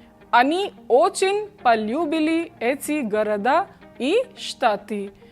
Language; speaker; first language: Russian; non-native, fluent; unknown